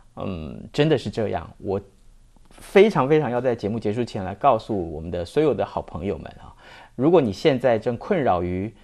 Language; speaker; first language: Chinese; native; Chinese